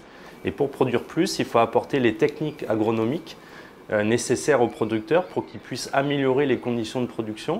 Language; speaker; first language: French; native; French